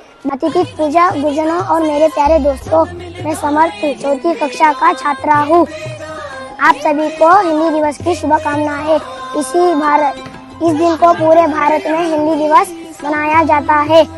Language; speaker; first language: Hindi; non-native, local second language; Telugu